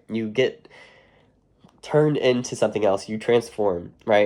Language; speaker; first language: English; native; English